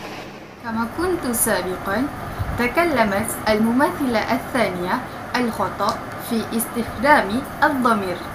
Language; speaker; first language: Arabic; non-native, learner; Malay